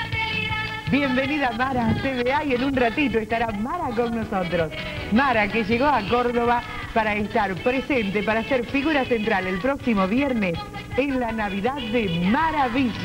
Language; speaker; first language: Spanish; native; Spanish